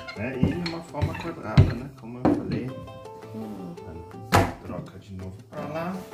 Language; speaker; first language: Portuguese; non-native, learner; German